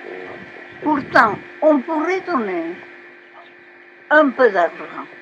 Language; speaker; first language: French; non-native, local second language; Basque